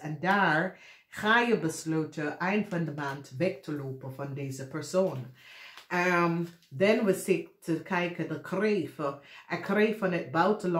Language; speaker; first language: Dutch; non-native, learner; English